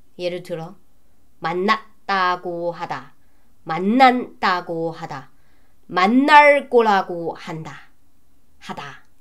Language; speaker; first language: Korean; non-native, learner; Chinese